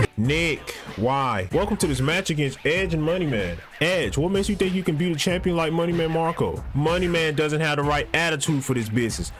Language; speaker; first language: English; native; English